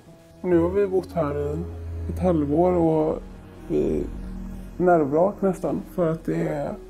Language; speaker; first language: Swedish; native; Swedish